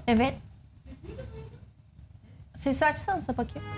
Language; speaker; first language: Turkish; native; Turkish